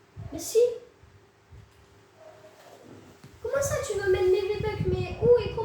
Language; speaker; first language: French; native; French